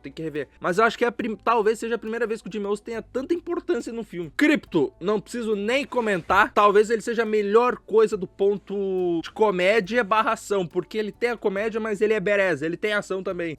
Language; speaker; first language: Portuguese; native; Portuguese